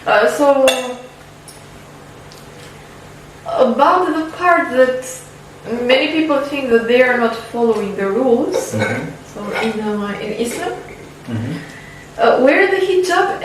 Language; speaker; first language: English; non-native, fluent; Albanian